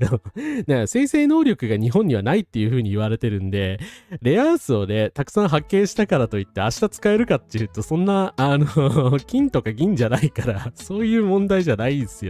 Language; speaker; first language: Japanese; native; Japanese